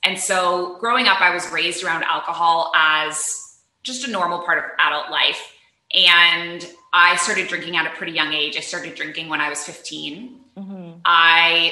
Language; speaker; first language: English; native; English